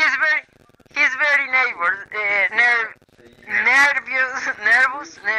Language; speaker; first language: English; non-native, learner; Spanish